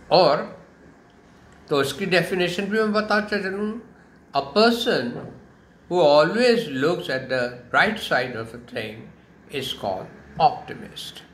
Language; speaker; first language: Hindi; native; Hindi